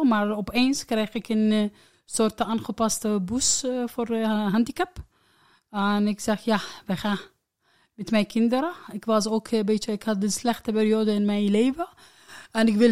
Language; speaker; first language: Dutch; non-native, learner; Arabic